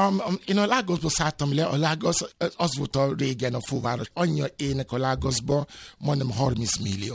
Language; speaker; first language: Hungarian; non-native, fluent; Yoruba